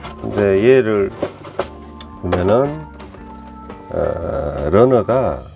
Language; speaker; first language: Korean; native; Korean